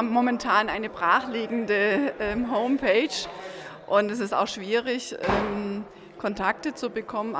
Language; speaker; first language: German; native; German